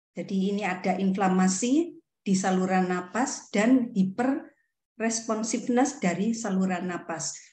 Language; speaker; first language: Indonesian; native; Indonesian